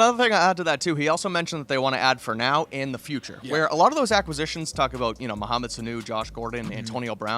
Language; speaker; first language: English; native; English